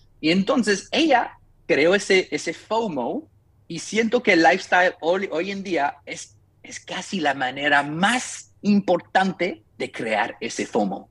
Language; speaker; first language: Spanish; non-native, fluent; French